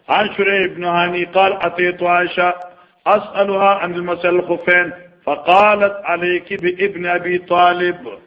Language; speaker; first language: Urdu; non-native, local second language; Northern Hindko